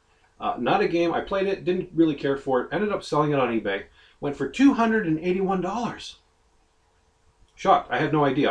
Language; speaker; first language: English; native; English